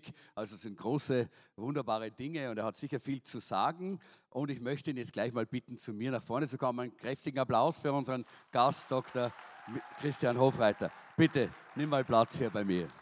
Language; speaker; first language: German; native; German